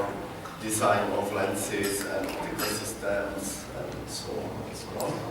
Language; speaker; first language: English; non-native, learner; Czech